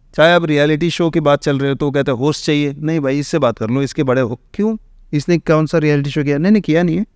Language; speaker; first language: Hindi; native; Hindi